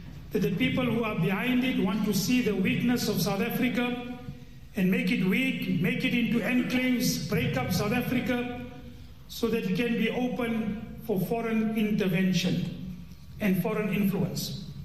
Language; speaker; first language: English; early bilingual, other home language; Urdu